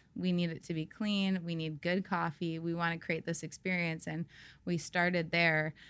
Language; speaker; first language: English; native; English